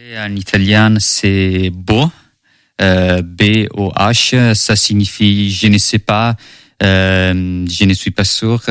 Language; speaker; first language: French; non-native, learner; Italian